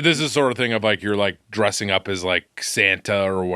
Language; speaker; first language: English; native; English